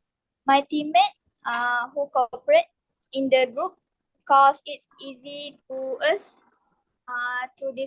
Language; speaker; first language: English; non-native, local second language; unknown